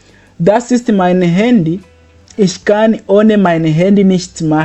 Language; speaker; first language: German; non-native, fluent; Kinyarwanda